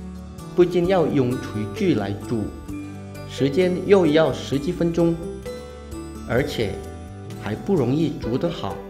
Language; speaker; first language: Chinese; non-native, fluent; Indonesian